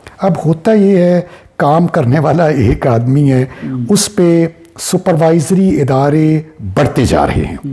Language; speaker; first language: Urdu; non-native, local second language; Punjabi